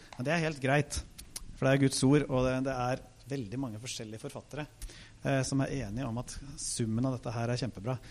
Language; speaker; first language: Norwegian; native; Norwegian